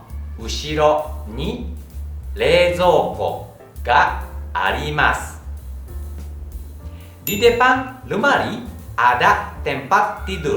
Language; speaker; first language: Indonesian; non-native, fluent; Japanese